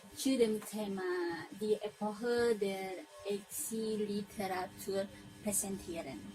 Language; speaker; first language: German; non-native, learner; Indonesian